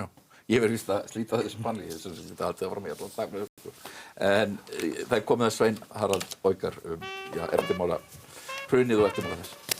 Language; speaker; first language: Icelandic; native; Icelandic